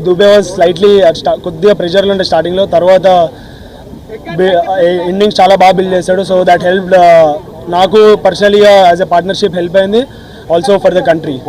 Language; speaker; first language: Telugu; native; Telugu